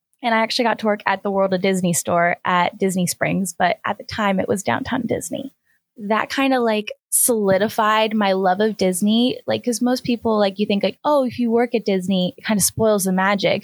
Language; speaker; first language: English; native; English